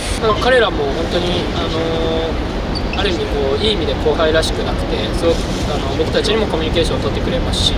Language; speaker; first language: Japanese; native; Japanese